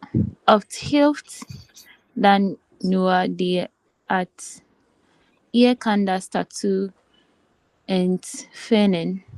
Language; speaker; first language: German; non-native, learner; Filipino